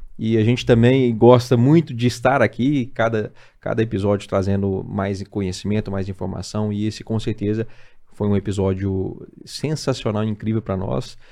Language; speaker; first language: Portuguese; native; Portuguese